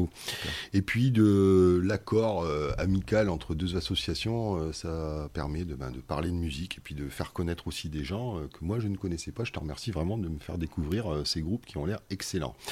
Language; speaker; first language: French; native; French